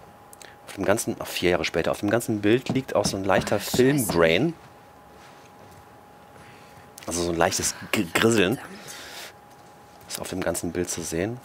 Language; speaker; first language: German; native; German